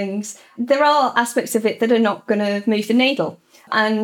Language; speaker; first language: English; native; English